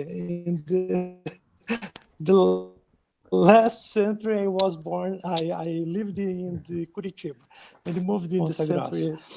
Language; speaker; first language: English; non-native, learner; Portuguese